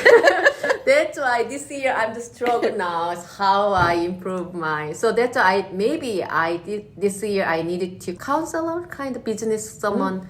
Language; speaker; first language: English; non-native, learner; Korean